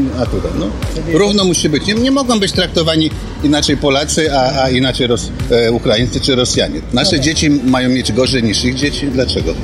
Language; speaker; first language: Polish; native; Polish